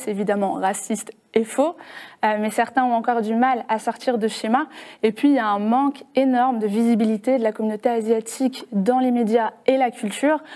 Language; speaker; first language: French; native; French